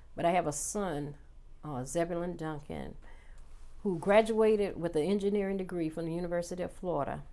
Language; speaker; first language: English; native; English